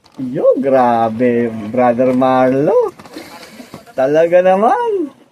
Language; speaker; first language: Filipino; non-native, local second language; Hiligaynon